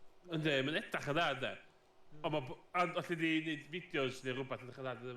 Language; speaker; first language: Welsh; native; Welsh